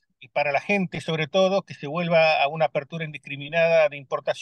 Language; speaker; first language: Spanish; native; Spanish